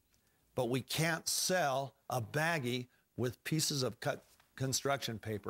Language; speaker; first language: English; native; English